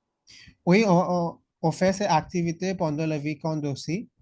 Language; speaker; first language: French; non-native, fluent; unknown